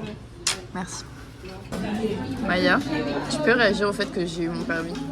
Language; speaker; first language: French; native; French